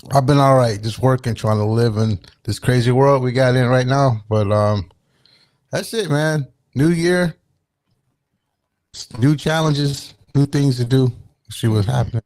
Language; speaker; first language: English; native; English